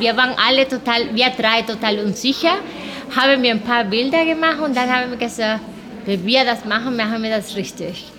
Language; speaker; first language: German; non-native, fluent; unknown